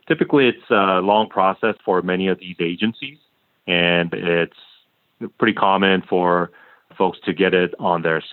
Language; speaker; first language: English; non-native, fluent; Korean